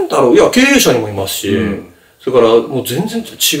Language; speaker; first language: Japanese; native; Japanese